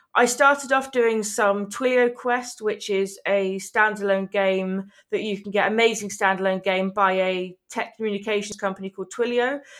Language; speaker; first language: English; native; English